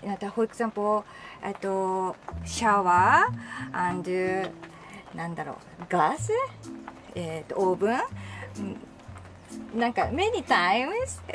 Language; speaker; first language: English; non-native, learner; Japanese